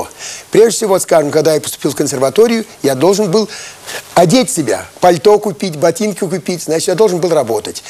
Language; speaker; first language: Russian; native; Russian